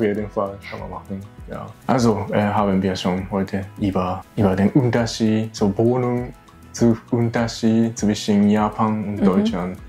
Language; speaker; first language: German; non-native, learner; Japanese